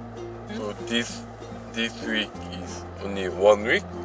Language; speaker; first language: English; non-native, learner; Korean